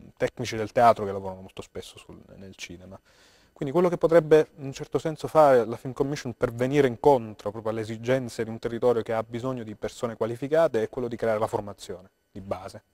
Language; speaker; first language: Italian; early bilingual, heritage; Italian